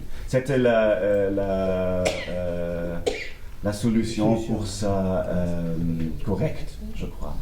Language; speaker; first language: French; non-native, learner; German